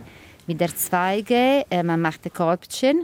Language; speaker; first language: German; non-native, fluent; Italian